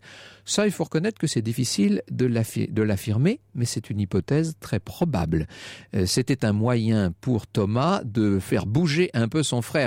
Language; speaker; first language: French; native; French